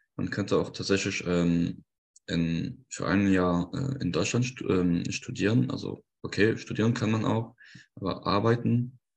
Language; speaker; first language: German; non-native, fluent; French